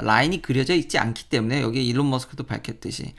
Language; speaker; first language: Korean; native; Korean